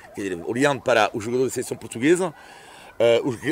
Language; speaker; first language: Portuguese; non-native, fluent; French